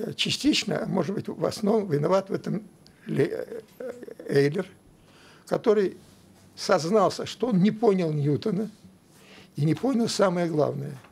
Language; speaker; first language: Russian; native; Russian